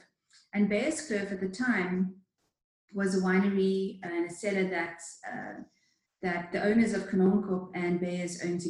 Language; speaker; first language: English; native; English